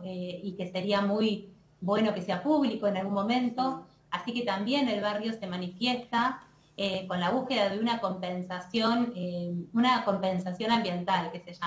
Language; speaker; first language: Spanish; native; Spanish